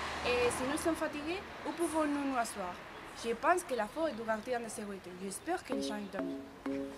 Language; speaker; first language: French; non-native, learner; Spanish